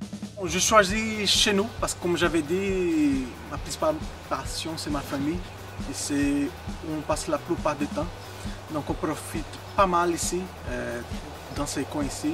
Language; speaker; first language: French; non-native, fluent; Portuguese